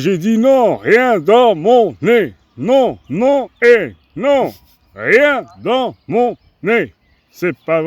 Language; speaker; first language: French; native; French